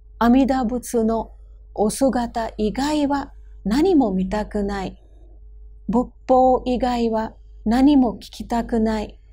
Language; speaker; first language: Japanese; non-native, fluent; Hindi